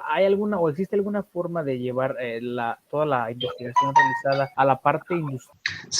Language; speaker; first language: Spanish; native; Spanish